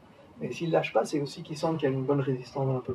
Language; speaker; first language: French; native; French